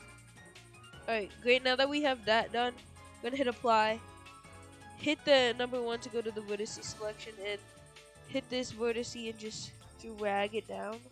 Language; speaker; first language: English; native; English